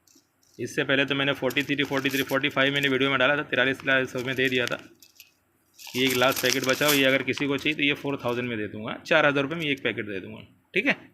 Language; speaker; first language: Hindi; native; Hindi